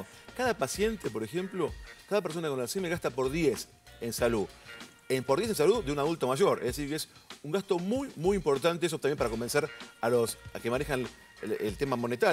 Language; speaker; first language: Spanish; native; Spanish